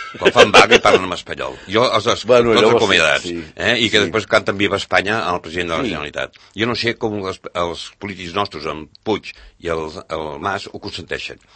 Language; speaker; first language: Catalan; native; Catalan